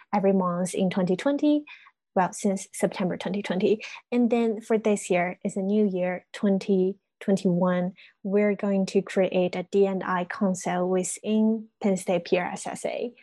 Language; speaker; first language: English; non-native, fluent; Chinese